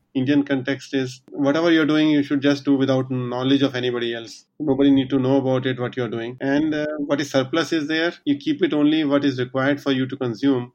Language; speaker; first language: English; non-native, local second language; Hindi